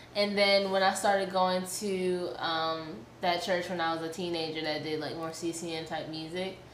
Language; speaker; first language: English; native; English